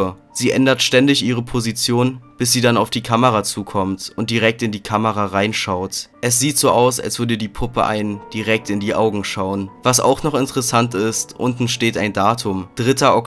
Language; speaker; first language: German; native; German